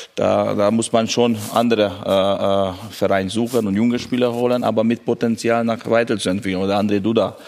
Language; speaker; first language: German; non-native, fluent; Hungarian